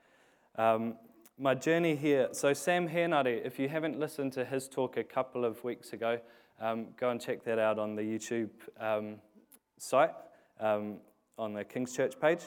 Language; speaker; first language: English; native; English